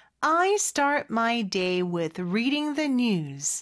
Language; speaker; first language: English; non-native, fluent; Korean